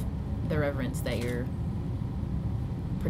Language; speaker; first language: English; native; English